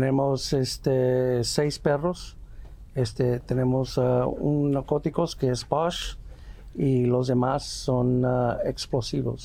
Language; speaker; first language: Spanish; early bilingual, heritage; Spanish